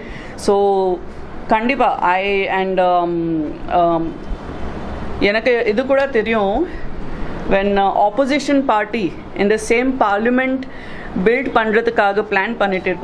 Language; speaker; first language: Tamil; non-native, learner; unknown